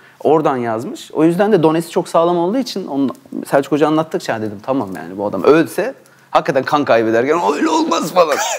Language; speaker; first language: Turkish; native; Turkish